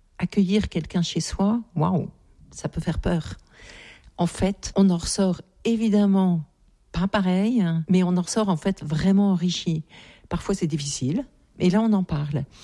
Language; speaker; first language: French; native; French